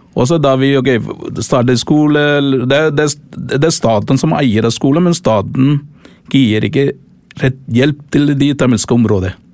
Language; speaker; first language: Norwegian; non-native, learner; Sinhala